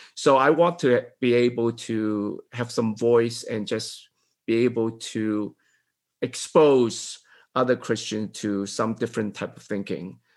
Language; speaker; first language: English; non-native, local second language; Cantonese